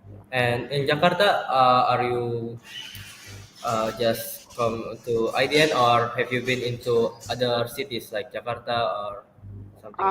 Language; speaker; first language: English; non-native, fluent; Indonesian